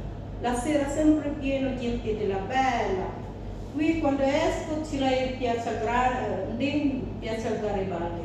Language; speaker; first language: Italian; non-native, learner; Filipino